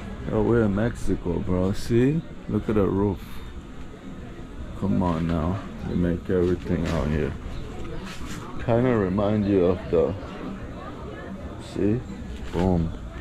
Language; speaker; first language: English; native; English